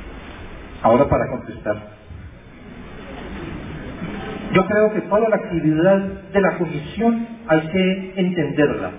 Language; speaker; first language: Spanish; native; Spanish